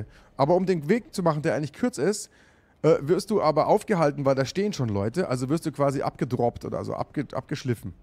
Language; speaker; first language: German; native; German